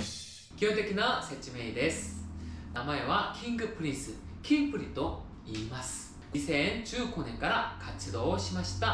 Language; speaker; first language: Japanese; non-native, fluent; Korean